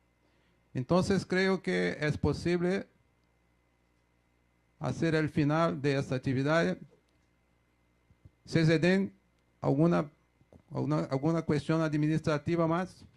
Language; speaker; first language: Spanish; non-native, fluent; Portuguese